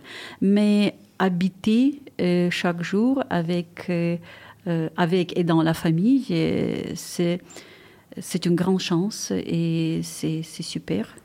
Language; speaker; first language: French; non-native, fluent; Ukrainian